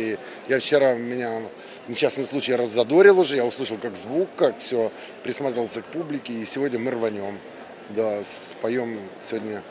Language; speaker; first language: Russian; native; Russian